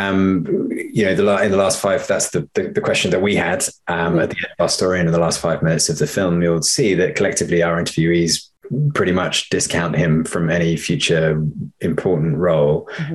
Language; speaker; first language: English; native; English